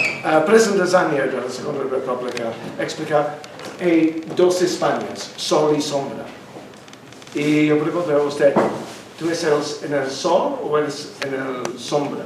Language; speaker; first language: Spanish; non-native, learner; English